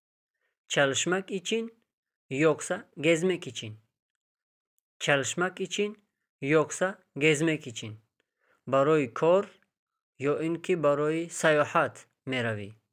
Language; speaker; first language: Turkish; non-native, fluent; Tajik